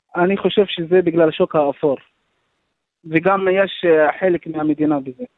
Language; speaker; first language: Hebrew; non-native, local second language; Arabic